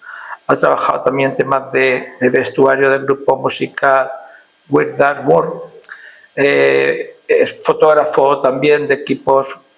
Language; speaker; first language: Spanish; native; Spanish